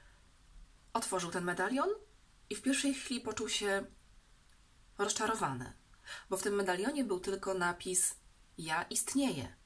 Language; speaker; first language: Polish; native; Polish